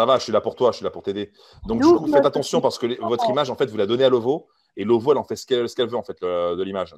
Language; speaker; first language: French; native; French